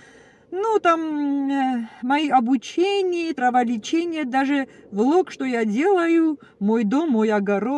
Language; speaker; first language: Russian; non-native, learner; Armenian